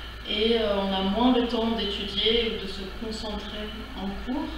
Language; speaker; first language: French; non-native, learner; Korean